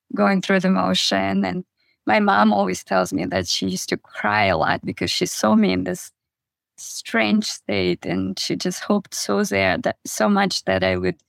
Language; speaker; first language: English; non-native, fluent; Russian